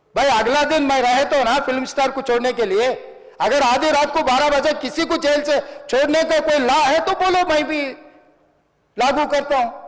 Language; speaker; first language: Hindi; non-native, local second language; Telugu